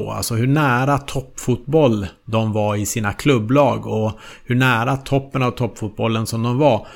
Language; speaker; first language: Swedish; native; Swedish